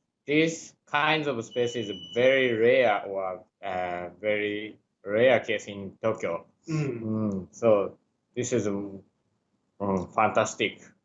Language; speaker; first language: English; non-native, learner; Japanese